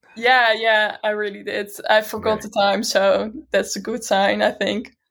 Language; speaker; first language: English; non-native, fluent; Dutch